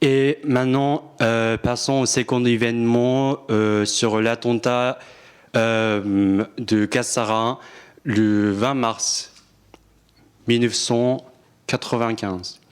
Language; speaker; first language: French; non-native, fluent; Japanese